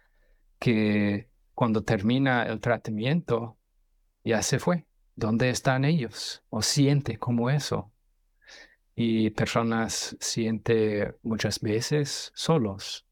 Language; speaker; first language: Spanish; non-native, fluent; English